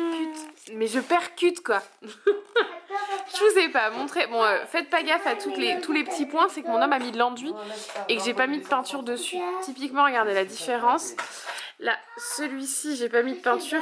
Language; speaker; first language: French; native; French